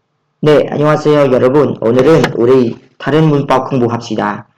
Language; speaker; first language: Korean; non-native, fluent; Khmer